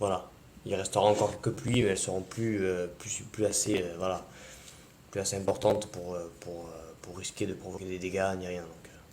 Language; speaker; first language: French; native; French